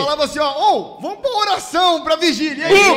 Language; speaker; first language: Portuguese; native; Portuguese